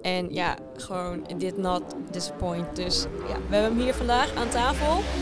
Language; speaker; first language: Dutch; native; Dutch